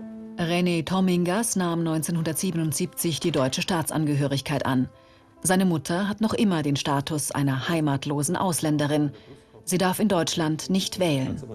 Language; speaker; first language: German; native; German